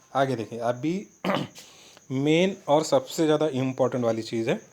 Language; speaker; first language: Hindi; non-native, local second language; Marathi